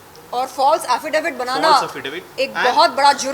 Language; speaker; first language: Hindi; native; Hindi